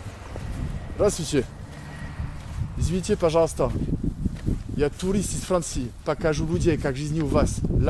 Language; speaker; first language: Russian; non-native, learner; French